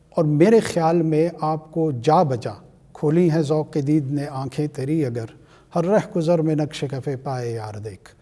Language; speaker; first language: Urdu; non-native, local second language; Pashto